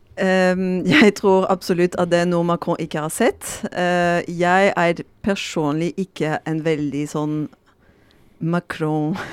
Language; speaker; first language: Norwegian; non-native, fluent; French